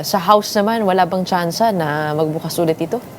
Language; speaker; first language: Filipino; native; Filipino